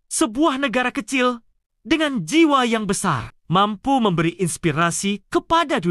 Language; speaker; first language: Malay; native; Malay